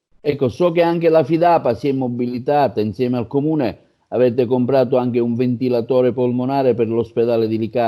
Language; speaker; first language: Italian; native; Italian